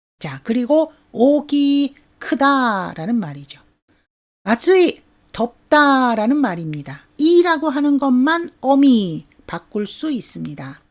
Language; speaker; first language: Korean; native; Korean